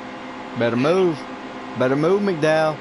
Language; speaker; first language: English; native; English